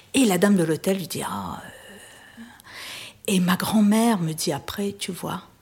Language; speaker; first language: French; native; French